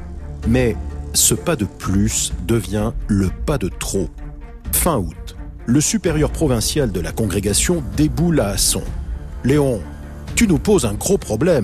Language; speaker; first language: French; native; French